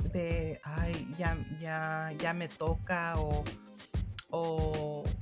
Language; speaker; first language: Spanish; non-native, fluent; English